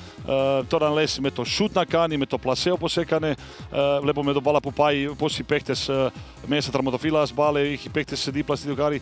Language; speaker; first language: Greek; non-native, fluent; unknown